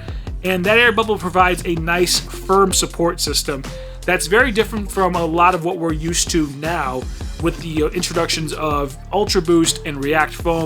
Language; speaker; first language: English; native; English